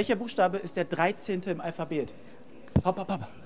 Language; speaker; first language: German; native; German